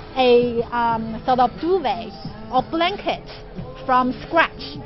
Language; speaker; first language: English; non-native, fluent; Chinese